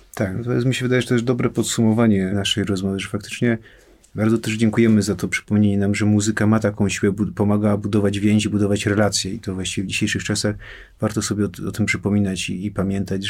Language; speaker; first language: Polish; native; Polish